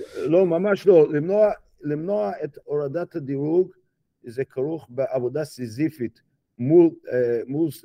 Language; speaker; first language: Hebrew; non-native, fluent; English